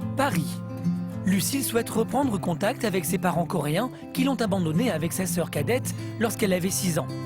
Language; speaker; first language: French; native; French